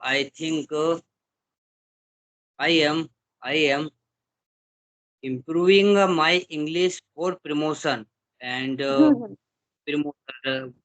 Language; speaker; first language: English; non-native, learner; Hindi